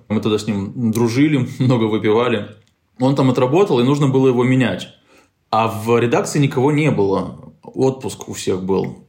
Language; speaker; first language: Russian; native; Russian